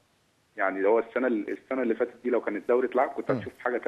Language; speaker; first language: Arabic; native; Arabic